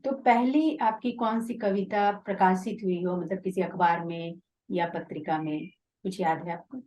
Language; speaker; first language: Hindi; native; Hindi